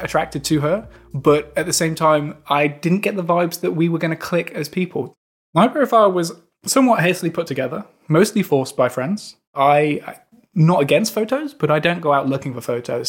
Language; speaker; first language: English; native; English